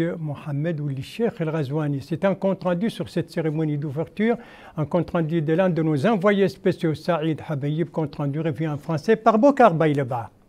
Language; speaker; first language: French; non-native, local second language; Arabic